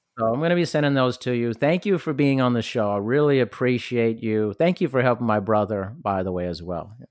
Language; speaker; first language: English; native; English